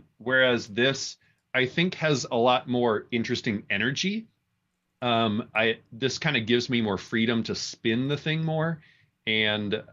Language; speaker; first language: English; native; English